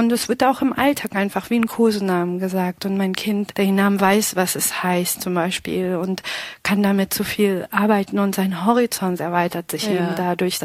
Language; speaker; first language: German; early bilingual, other home language; Pashto